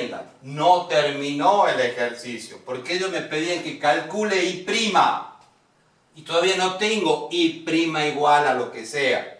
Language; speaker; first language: Spanish; native; Spanish